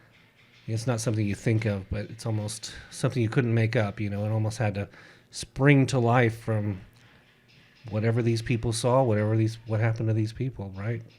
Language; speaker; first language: English; native; English